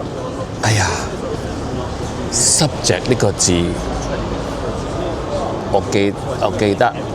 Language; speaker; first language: Cantonese; early bilingual, heritage; English